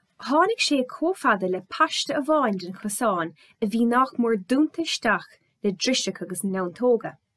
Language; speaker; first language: Irish; native; Irish